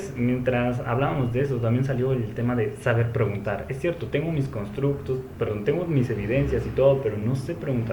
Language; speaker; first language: Spanish; native; Spanish